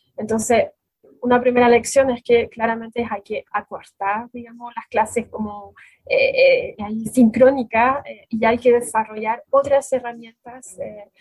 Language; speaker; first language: Spanish; non-native, fluent; French